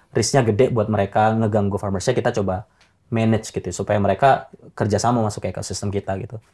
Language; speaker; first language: Indonesian; native; Indonesian